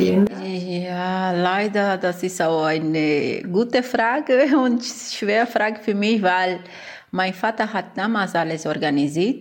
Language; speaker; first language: German; early bilingual, other home language; Portuguese